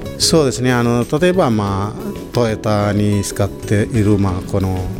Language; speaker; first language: Japanese; non-native, fluent; Sinhala